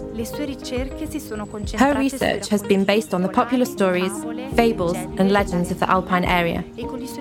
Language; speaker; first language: English; non-native, fluent; Ladin